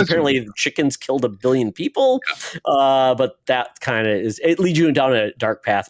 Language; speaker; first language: English; native; English